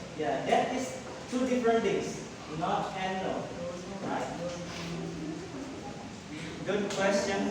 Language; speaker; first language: English; non-native, learner; Indonesian